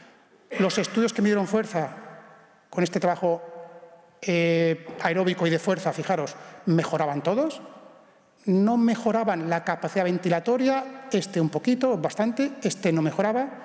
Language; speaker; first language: Spanish; native; Spanish